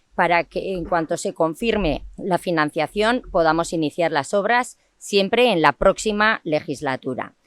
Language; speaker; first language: Spanish; non-native, local second language; Basque